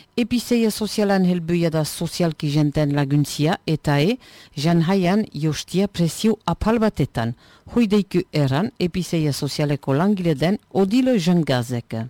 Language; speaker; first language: Basque; native; Basque